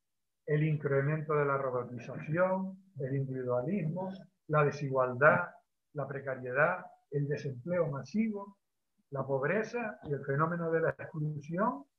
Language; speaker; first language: Spanish; native; Spanish